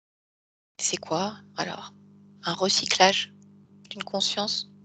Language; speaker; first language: French; native; French